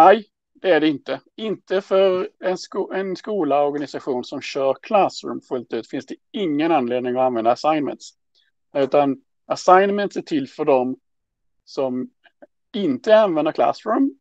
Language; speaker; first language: Swedish; native; Swedish